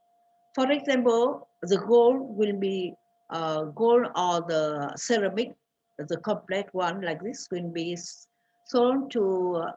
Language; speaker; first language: English; non-native, fluent; Vietnamese